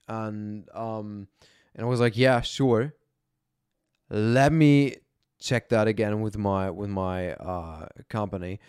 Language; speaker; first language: English; non-native, fluent; German